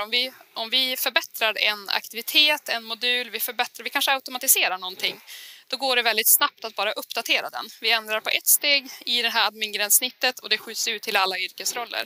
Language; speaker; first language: Swedish; native; Swedish